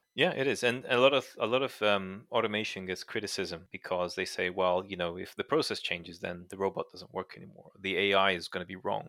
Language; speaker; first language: English; non-native, fluent; Portuguese